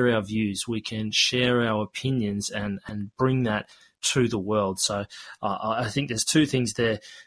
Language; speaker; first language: English; native; English